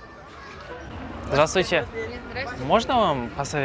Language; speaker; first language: Russian; non-native, local second language; Kazakh